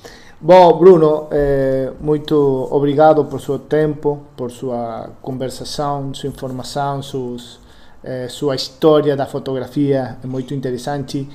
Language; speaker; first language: Portuguese; non-native, learner; Spanish